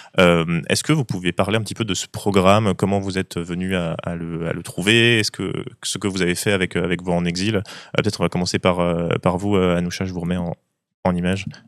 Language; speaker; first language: French; native; French